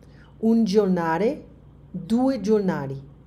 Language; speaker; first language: Italian; non-native, learner; French